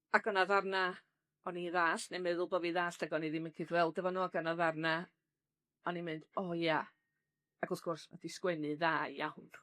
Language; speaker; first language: Welsh; native; Welsh